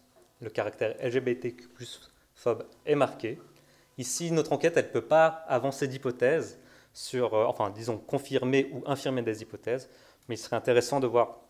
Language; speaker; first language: French; native; French